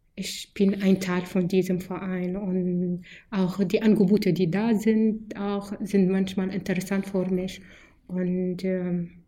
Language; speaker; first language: German; non-native, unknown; Arabic